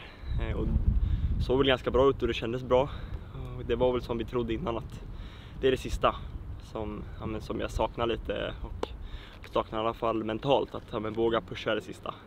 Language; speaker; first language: Swedish; native; Swedish